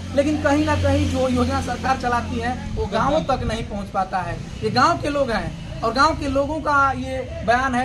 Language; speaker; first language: Hindi; native; Hindi